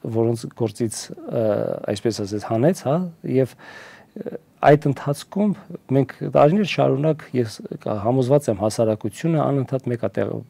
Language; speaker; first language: Armenian; early bilingual, heritage; Armenian